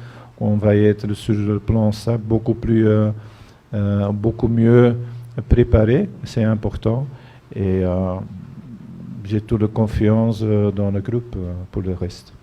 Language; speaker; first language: French; non-native, fluent; Dutch